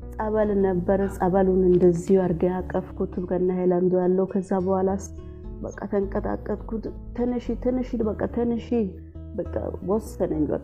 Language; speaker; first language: Amharic; non-native, local second language; Wolaytta